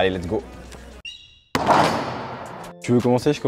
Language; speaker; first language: French; native; French